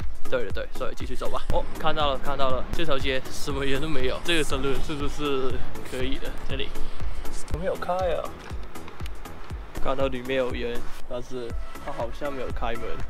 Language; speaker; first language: Chinese; native; Chinese